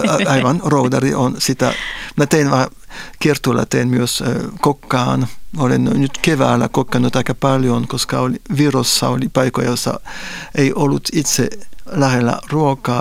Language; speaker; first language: Finnish; non-native, fluent; French